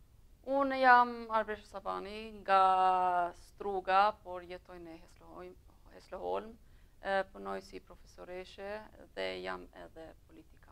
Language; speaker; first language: Albanian; early bilingual, heritage; Albanian